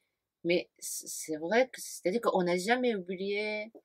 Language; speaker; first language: French; non-native, fluent; Japanese